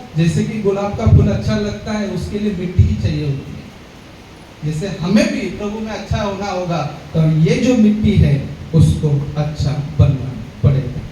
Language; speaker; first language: Hindi; non-native, local second language; Marathi